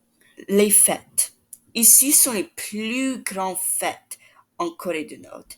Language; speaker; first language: French; non-native, learner; English